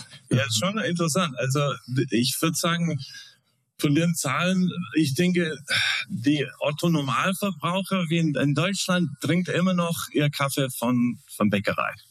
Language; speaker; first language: German; non-native, fluent; English